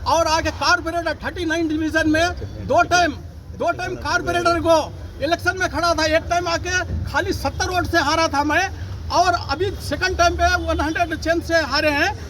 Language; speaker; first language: Hindi; non-native, local second language; Telugu